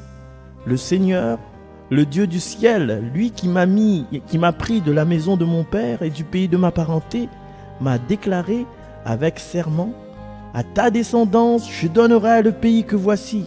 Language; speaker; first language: French; non-native, local second language; Malagasy